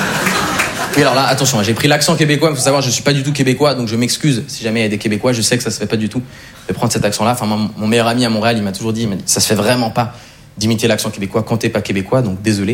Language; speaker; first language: French; native; French